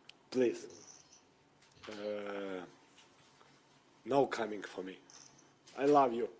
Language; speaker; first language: English; non-native, learner; Ukrainian